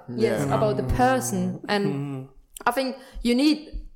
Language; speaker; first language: English; non-native, fluent; German